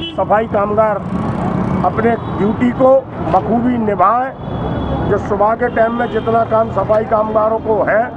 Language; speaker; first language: Hindi; native; Hindi